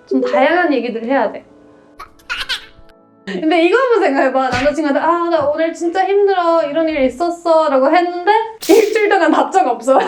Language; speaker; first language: Korean; non-native, fluent; German